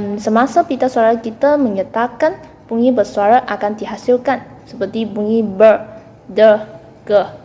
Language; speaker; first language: Malay; non-native, local second language; Chinese